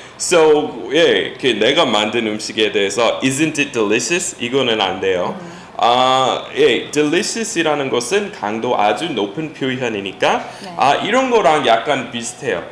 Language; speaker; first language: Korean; non-native, fluent; English